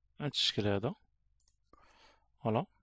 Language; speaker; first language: Arabic; native; Arabic